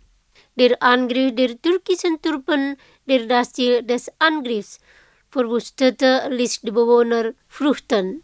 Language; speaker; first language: German; non-native, fluent; Indonesian